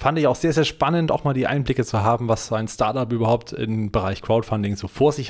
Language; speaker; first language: German; native; German